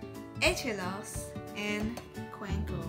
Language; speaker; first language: Spanish; non-native, learner; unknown